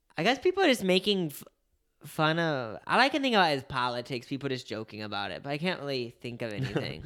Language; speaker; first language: English; native; English